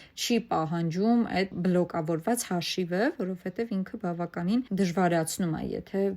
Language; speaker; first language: Armenian; native; Armenian